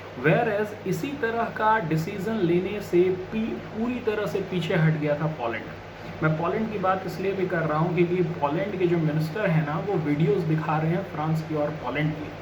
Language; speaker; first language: Hindi; native; Hindi